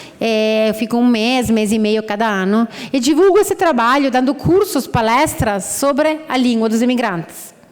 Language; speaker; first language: Portuguese; non-native, fluent; Italian